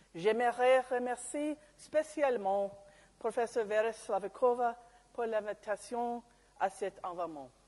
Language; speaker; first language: French; non-native, learner; English